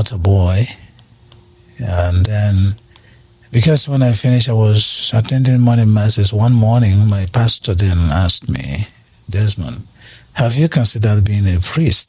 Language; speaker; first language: English; non-native, local second language; Igbo